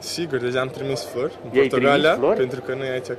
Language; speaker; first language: Romanian; non-native, fluent; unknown